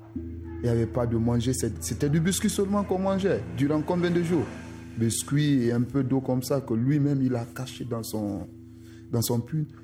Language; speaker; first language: French; non-native, local second language; Susu